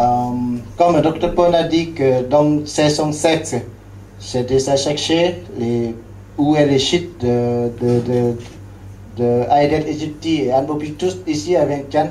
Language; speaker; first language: French; non-native, learner; Lao